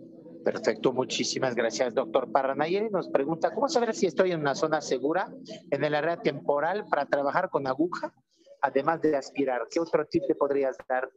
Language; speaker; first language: Spanish; native; Spanish